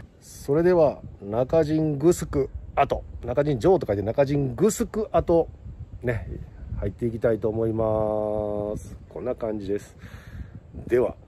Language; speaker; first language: Japanese; native; Japanese